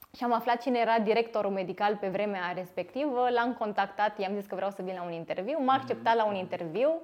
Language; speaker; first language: Romanian; native; Romanian